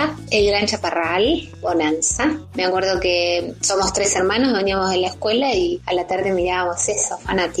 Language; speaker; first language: Spanish; native; Spanish